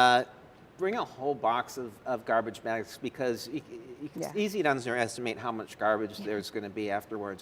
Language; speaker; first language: English; native; English